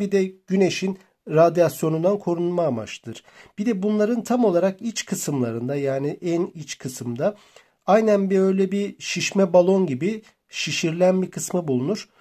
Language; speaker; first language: Turkish; native; Turkish